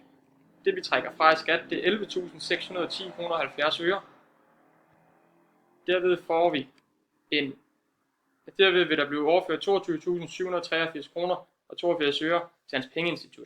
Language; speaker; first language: Danish; native; Danish